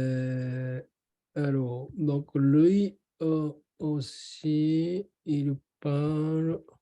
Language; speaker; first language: French; non-native, learner; Japanese